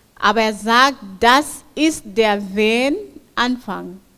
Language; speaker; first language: German; non-native, fluent; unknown